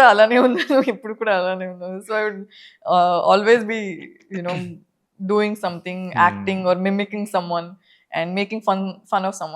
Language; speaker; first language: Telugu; non-native, fluent; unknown